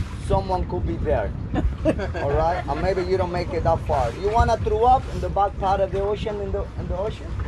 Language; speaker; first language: English; non-native, fluent; Spanish